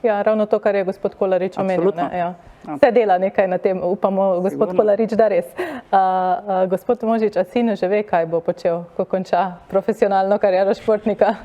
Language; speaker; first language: Slovenian; native; Slovenian